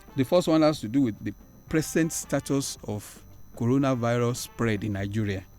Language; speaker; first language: English; non-native, local second language; Yoruba